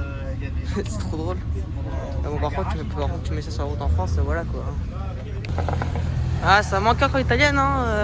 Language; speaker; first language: French; native; French